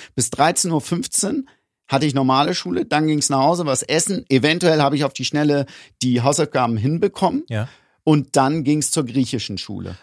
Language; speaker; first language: German; early bilingual, other home language; Greek